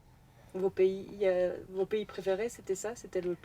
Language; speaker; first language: French; native; French